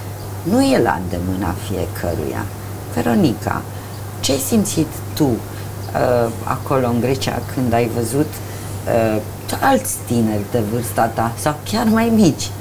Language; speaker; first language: Romanian; native; Romanian